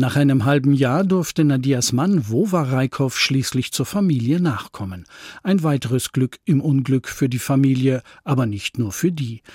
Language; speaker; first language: German; native; German